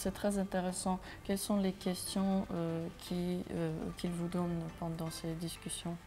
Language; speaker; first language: French; non-native, fluent; Armenian